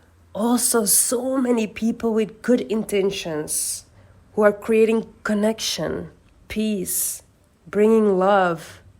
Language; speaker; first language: English; non-native, fluent; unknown